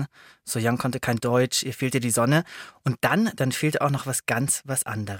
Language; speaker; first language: German; native; German